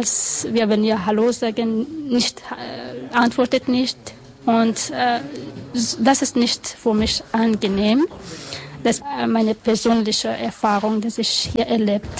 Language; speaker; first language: German; non-native, learner; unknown